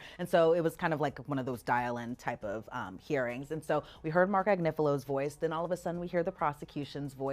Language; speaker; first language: English; native; English